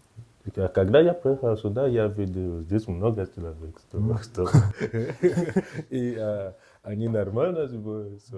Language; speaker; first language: Russian; non-native, learner; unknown